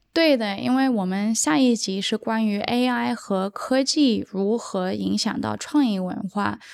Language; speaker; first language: Chinese; early bilingual, heritage; Chinese